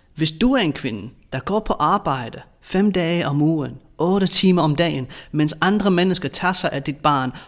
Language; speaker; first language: Danish; non-native, fluent; English